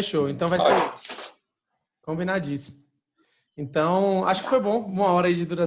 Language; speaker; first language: Portuguese; native; Portuguese